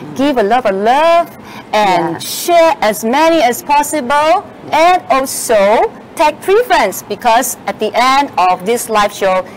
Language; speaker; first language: English; non-native, local second language; Chinese